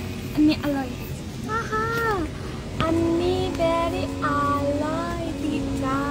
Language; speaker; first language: Thai; non-native, learner; Korean